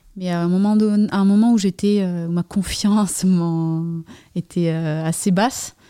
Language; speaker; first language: French; native; French